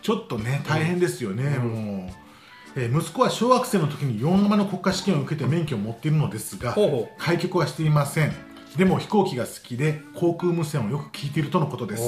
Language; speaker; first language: Japanese; native; Japanese